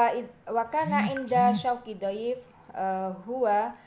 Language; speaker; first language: Arabic; non-native, fluent; Indonesian